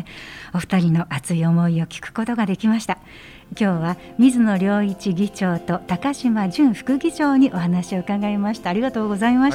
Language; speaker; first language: Japanese; native; Japanese